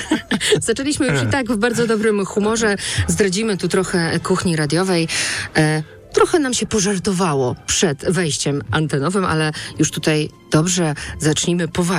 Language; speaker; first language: Polish; native; Polish